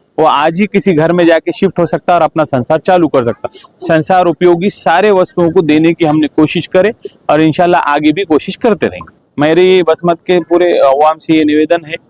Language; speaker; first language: Urdu; native; Urdu